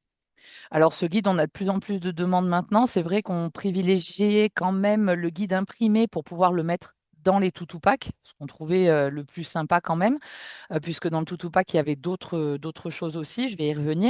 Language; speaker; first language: French; native; French